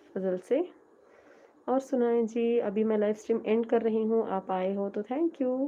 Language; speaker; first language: Hindi; non-native, local second language; Urdu